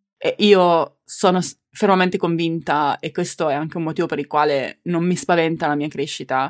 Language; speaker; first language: Italian; native; Italian